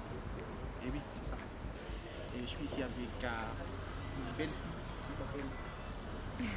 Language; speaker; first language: French; non-native, learner; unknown